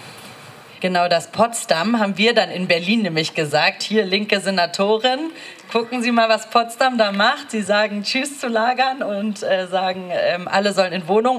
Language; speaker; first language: German; native; German